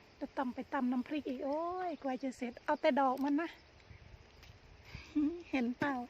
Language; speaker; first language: Thai; native; Thai